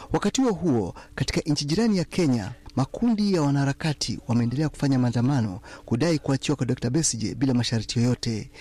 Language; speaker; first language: Swahili; non-native, local second language; Ganda